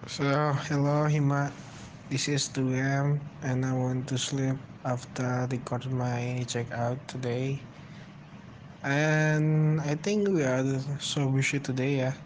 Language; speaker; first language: English; non-native, learner; Indonesian